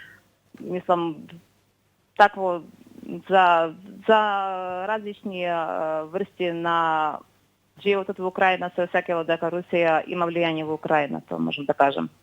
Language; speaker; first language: Macedonian; non-native, fluent; Ukrainian